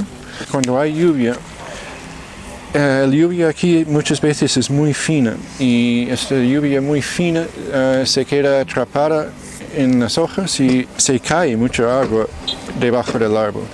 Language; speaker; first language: Spanish; non-native, fluent; English